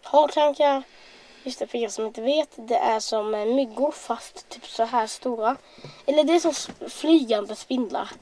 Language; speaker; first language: Swedish; native; Swedish